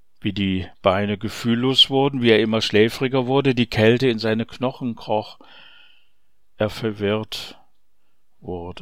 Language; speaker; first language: German; native; German